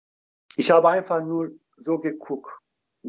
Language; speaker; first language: German; non-native, learner; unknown